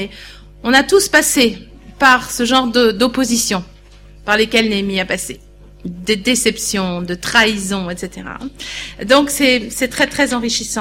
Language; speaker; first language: French; native; French